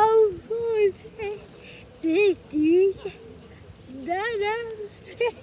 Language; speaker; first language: French; non-native, learner; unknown